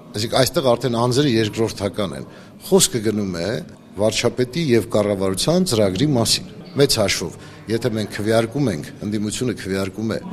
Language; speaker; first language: Armenian; native; Armenian